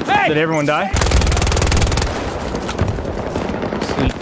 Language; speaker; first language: English; native; English